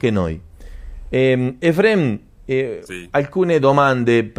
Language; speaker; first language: Italian; non-native, fluent; Spanish